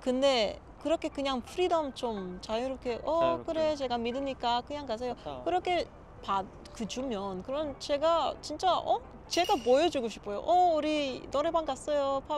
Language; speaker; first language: Korean; non-native, learner; Papiamento